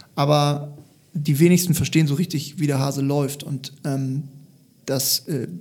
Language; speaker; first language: German; native; German